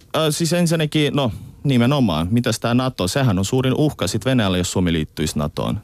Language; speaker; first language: Finnish; early bilingual, other home language; Russian